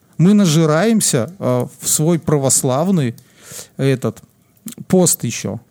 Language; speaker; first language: Russian; native; Russian